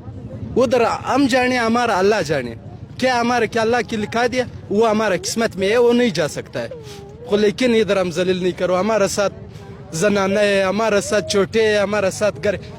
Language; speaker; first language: Hindi; non-native, local second language; Pashto